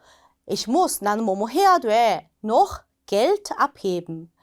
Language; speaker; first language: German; non-native, fluent; Korean